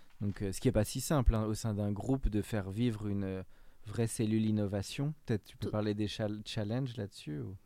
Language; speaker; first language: French; native; French